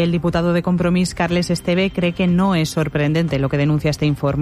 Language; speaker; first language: Spanish; native; Spanish